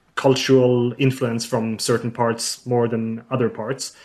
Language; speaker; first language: English; non-native, fluent; Swedish